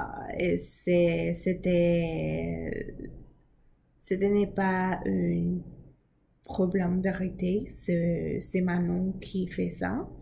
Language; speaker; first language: French; non-native, learner; English